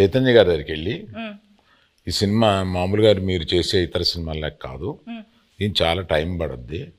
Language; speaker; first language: Telugu; native; Telugu